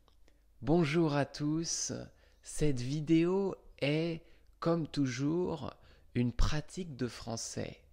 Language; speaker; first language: French; non-native, fluent; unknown